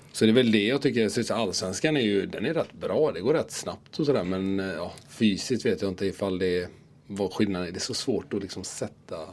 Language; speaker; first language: Swedish; native; Swedish